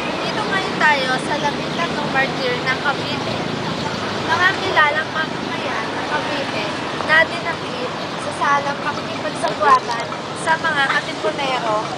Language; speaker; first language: Filipino; native; Filipino